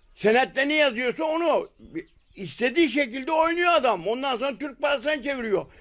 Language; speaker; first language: Turkish; native; Turkish